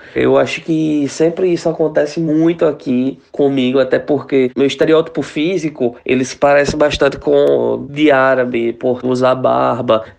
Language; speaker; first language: Portuguese; native; Portuguese